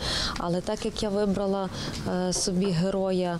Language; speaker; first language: Ukrainian; non-native, local second language; Russian